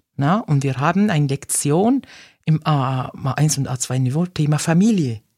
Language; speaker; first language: German; non-native, fluent; Arabic